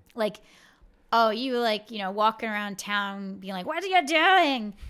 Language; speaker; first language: English; native; English